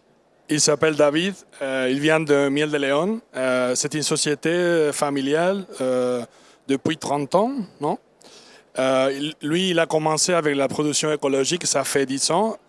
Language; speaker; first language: French; non-native, learner; Spanish